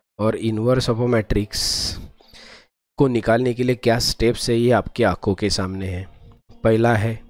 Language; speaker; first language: Hindi; non-native, local second language; Marathi